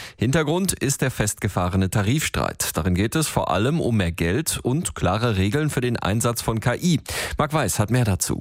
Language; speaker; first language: German; native; German